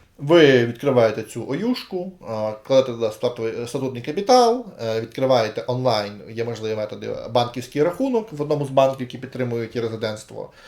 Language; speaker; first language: Ukrainian; native; Ukrainian